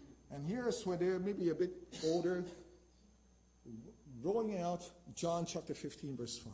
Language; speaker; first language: English; non-native, local second language; Chinese